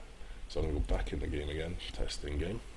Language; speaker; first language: English; native; English